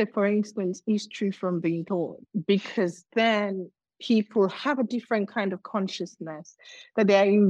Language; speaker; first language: English; non-native, local second language; Yoruba